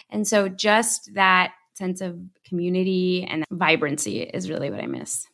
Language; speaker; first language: English; early bilingual, other home language; Chinese